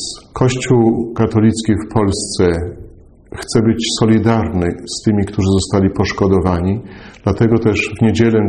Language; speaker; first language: Polish; native; Polish